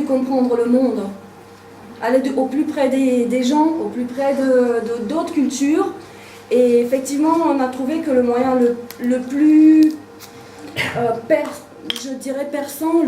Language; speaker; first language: French; native; French